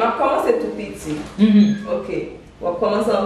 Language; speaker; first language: French; non-native, learner; Haitian Creole